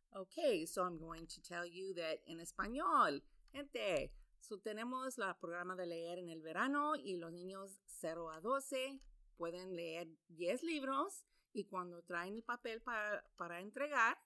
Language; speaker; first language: Spanish; early bilingual, heritage; Spanish